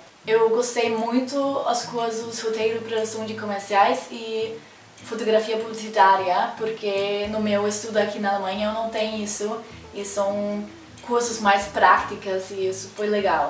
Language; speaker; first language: Portuguese; non-native, fluent; German